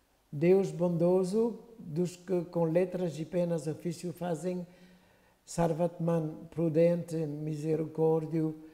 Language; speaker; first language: Portuguese; non-native, fluent; French